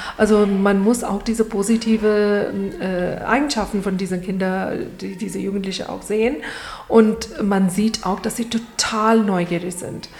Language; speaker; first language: German; non-native, fluent; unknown